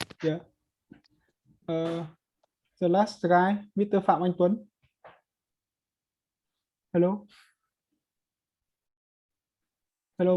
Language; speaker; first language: English; non-native, learner; Vietnamese